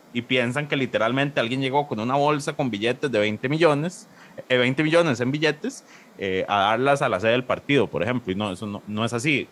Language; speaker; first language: Spanish; native; Spanish